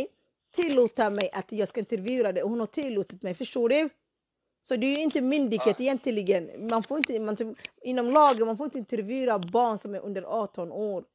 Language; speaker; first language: Swedish; non-native, fluent; Somali